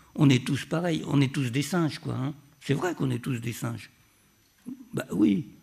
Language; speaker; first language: French; native; French